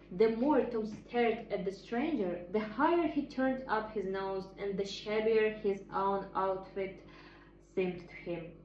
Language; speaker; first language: English; non-native, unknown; Ukrainian